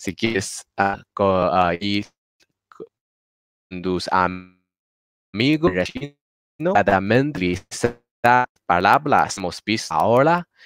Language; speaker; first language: Spanish; non-native, learner; Chinese